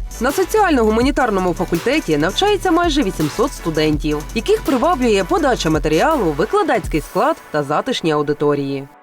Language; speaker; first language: Ukrainian; native; Ukrainian